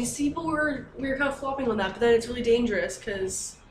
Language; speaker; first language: English; native; English